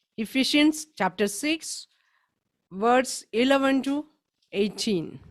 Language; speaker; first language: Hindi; non-native, local second language; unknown